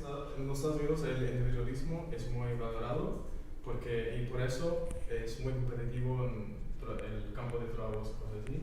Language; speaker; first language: Spanish; non-native, fluent; English